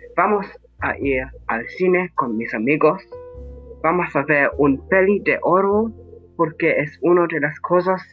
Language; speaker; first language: Spanish; non-native, learner; English